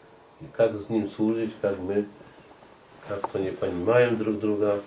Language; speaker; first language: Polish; non-native, learner; Russian